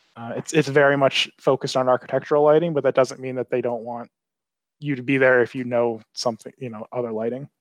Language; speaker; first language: English; native; English